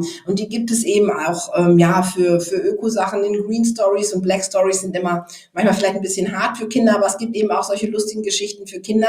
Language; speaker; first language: German; native; German